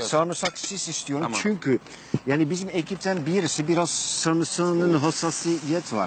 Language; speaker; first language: Turkish; non-native, learner; Dutch